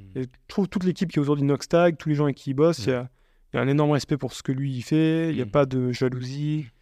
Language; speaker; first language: French; native; French